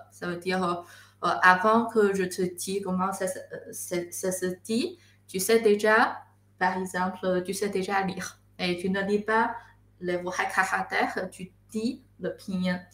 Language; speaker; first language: French; non-native, fluent; Chinese